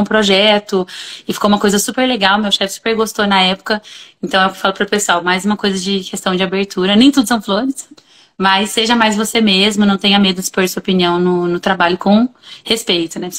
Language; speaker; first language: Portuguese; native; Portuguese